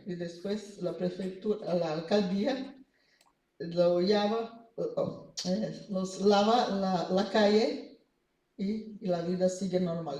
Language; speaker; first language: Spanish; non-native, fluent; Portuguese